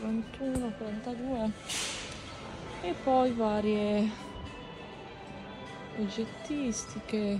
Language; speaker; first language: Italian; non-native, fluent; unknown